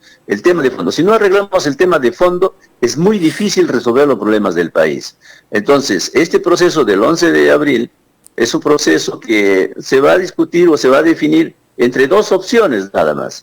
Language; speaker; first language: Spanish; native; Spanish